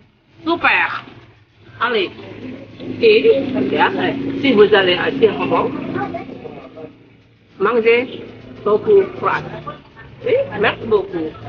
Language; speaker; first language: French; non-native, learner; Indonesian